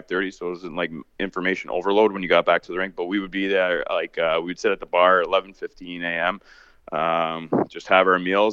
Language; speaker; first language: English; native; English